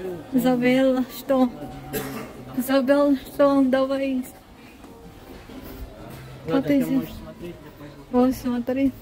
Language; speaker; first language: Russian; non-native, learner; Filipino